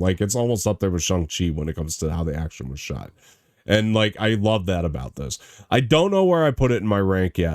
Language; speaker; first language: English; native; English